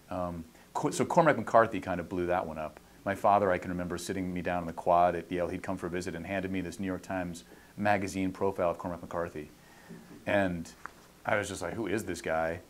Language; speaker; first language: English; native; English